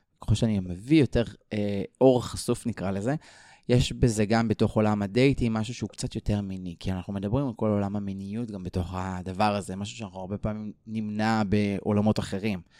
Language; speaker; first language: Hebrew; native; Hebrew